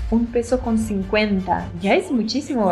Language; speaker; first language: Spanish; non-native, fluent; Portuguese